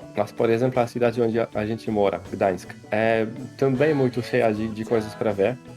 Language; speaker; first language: Portuguese; non-native, fluent; Polish